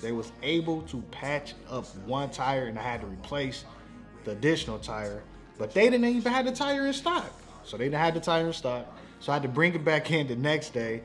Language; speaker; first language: English; native; English